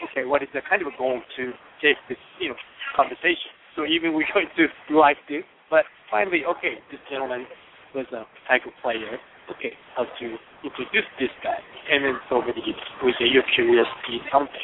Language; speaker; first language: English; non-native, fluent; Japanese